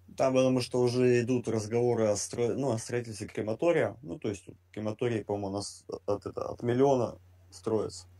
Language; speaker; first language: Russian; native; Russian